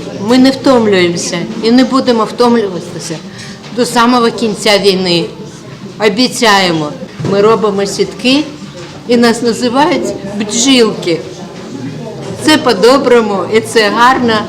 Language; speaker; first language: Ukrainian; non-native, local second language; Russian